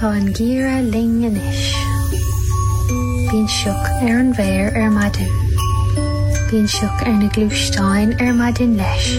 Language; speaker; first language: Irish; non-native, learner; English